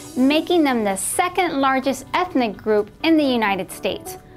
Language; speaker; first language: English; early bilingual, other home language; Spanish